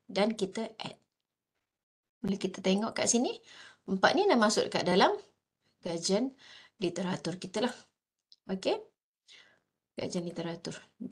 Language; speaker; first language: Malay; native; Malay